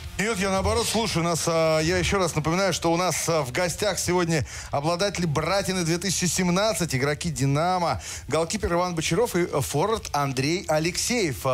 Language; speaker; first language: Russian; native; Russian